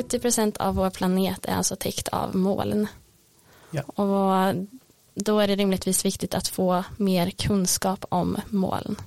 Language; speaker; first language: Swedish; native; Swedish